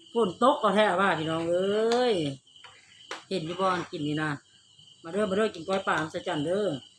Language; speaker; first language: Thai; native; Thai